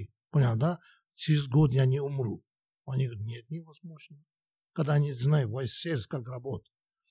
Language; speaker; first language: Russian; non-native, learner; Tibetan